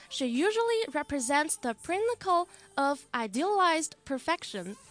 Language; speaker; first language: English; non-native, fluent; Chinese